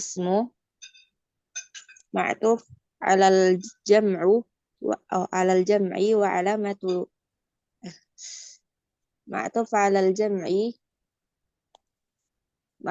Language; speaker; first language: Arabic; non-native, learner; Indonesian